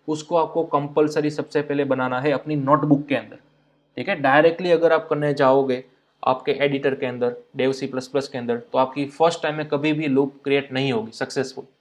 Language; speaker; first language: Hindi; non-native, local second language; Gujarati